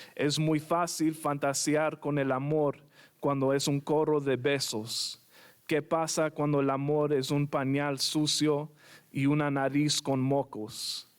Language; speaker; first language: Spanish; early bilingual, heritage; Spanish